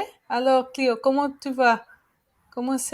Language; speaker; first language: French; non-native, learner; Spanish